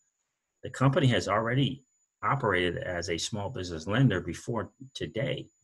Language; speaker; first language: English; native; English